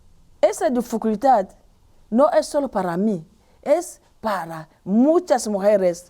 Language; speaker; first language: Spanish; non-native, learner; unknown